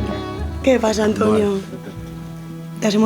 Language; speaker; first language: Spanish; native; Spanish